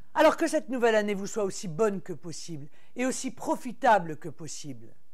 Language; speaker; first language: French; native; French